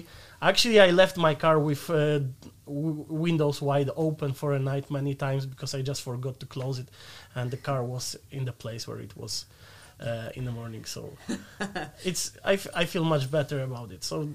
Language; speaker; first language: English; non-native, fluent; Polish